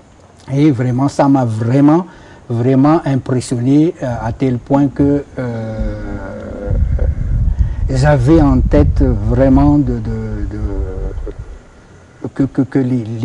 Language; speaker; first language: French; non-native, local second language; Malagasy